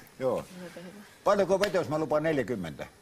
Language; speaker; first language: Finnish; native; Finnish